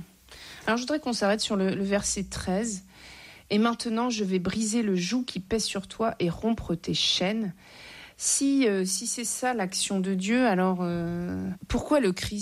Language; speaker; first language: French; native; French